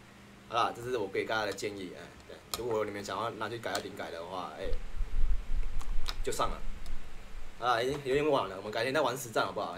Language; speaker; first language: Chinese; native; Chinese